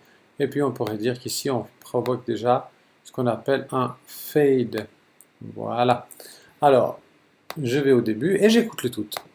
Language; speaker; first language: French; native; French